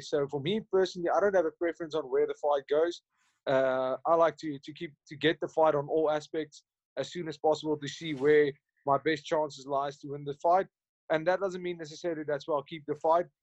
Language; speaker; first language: English; non-native, local second language; Afrikaans